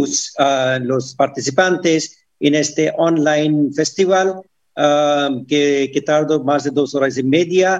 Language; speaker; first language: Spanish; non-native, fluent; Hindi